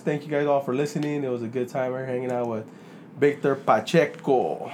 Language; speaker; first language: English; early bilingual, other home language; Spanish